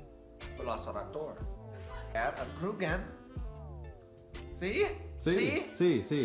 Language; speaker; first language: Spanish; non-native, learner; English